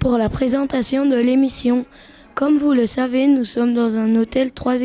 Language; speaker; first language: French; native; French